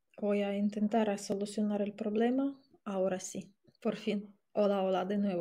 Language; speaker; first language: Spanish; non-native, fluent; Russian